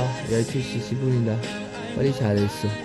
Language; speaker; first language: Korean; non-native, fluent; Thai